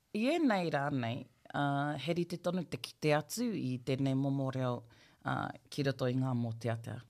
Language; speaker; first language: Māori; non-native, local second language; English